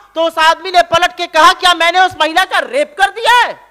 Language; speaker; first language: Hindi; native; Hindi